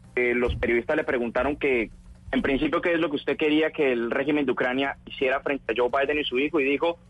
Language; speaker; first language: Spanish; native; Spanish